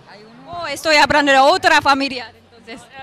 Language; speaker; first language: Spanish; non-native, learner; Japanese